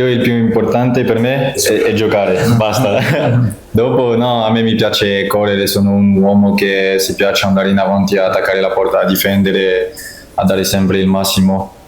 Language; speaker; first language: Italian; non-native, fluent; French